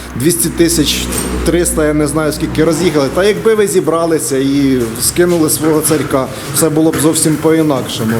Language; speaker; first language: Ukrainian; non-native, local second language; Russian